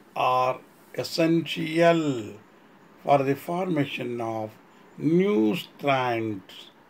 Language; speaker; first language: English; non-native, local second language; Kannada